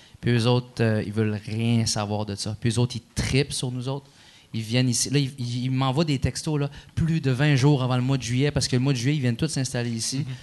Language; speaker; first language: French; early bilingual, other home language; Arabic